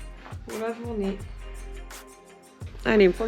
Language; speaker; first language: French; native; French